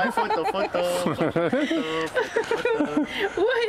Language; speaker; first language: Russian; non-native, learner; Swahili